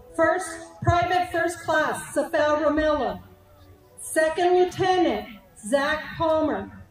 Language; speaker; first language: English; native; English